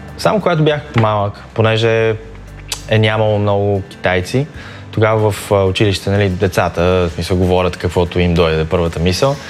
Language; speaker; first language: Bulgarian; early bilingual, other home language; Chinese